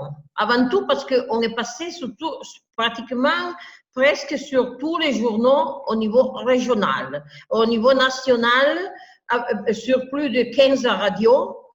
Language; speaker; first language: French; non-native, fluent; Italian